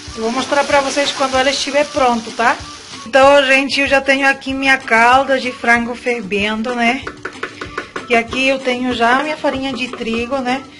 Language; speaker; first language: Portuguese; non-native, fluent; Spanish